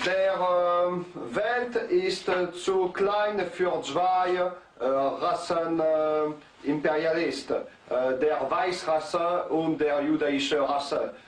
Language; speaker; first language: German; non-native, learner; French